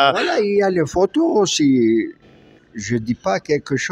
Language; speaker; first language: French; non-native, local second language; Armenian